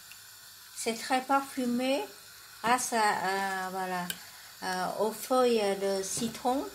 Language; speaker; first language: French; non-native, learner; Vietnamese